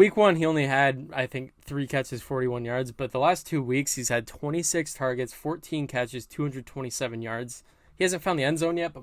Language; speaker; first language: English; native; English